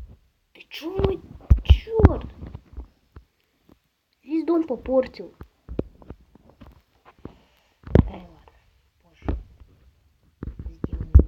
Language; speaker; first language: Russian; native; Russian